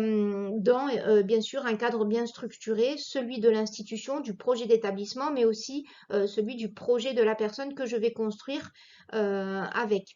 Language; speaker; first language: French; native; French